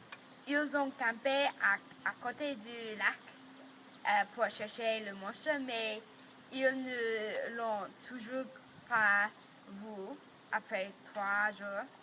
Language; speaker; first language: French; non-native, learner; English